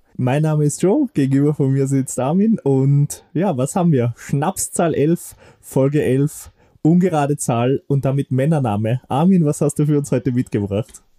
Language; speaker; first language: German; native; German